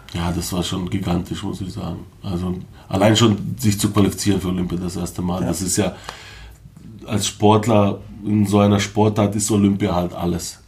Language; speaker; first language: German; early bilingual, other home language; Bosnian